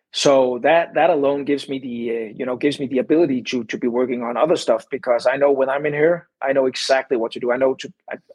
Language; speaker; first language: English; non-native, fluent; Danish